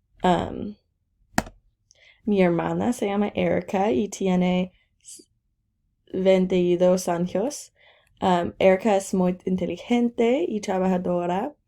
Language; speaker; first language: Spanish; non-native, learner; English